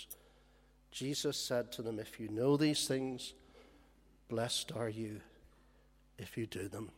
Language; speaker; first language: English; native; English